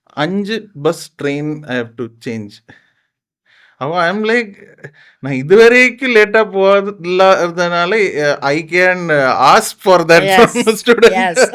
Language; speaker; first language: Tamil; non-native, fluent; Malayalam